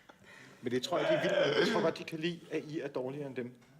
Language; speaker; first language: Danish; native; Danish